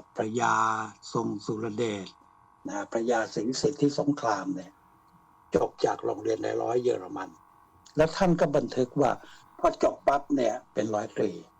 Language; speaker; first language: Thai; native; Thai